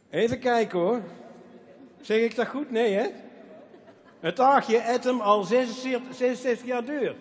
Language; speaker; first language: Dutch; native; Dutch